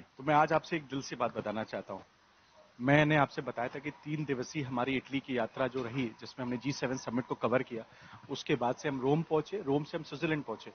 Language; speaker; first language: Hindi; native; Hindi